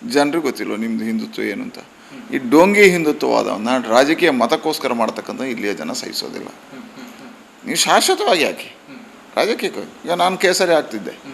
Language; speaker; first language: Kannada; non-native, local second language; Tulu